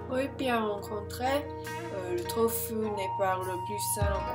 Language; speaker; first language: French; non-native, learner; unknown